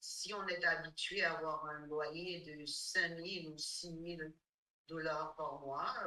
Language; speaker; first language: French; non-native, fluent; English